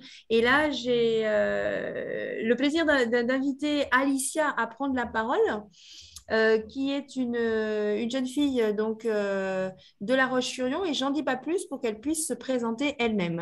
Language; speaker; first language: French; native; French